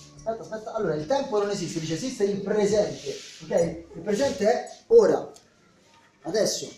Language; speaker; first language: Italian; native; Italian